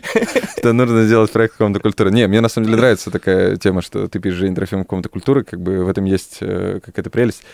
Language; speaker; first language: Russian; native; Russian